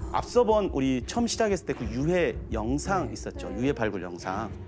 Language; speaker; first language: Korean; native; Korean